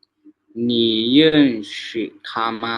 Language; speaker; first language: Chinese; non-native, learner; Lao